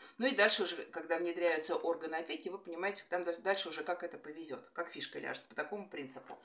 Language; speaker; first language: Russian; native; Russian